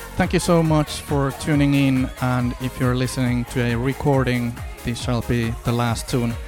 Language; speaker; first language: English; non-native, fluent; Finnish